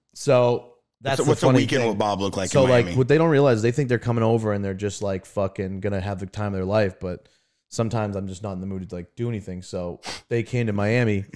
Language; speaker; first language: English; native; English